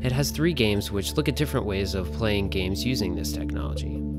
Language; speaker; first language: English; native; English